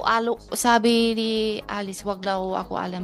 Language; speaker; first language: Filipino; non-native, learner; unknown